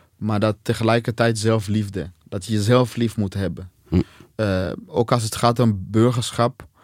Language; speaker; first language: Dutch; non-native, fluent; Swahili